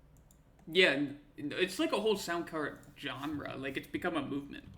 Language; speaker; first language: English; native; English